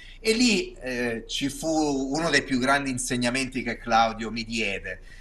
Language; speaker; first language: Italian; native; Italian